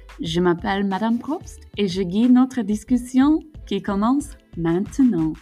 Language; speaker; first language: French; non-native, fluent; English